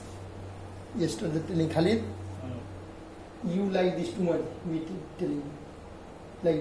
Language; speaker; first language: English; non-native, learner; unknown